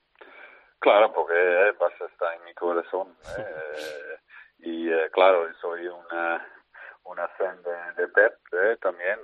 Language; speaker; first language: Spanish; non-native, fluent; Dutch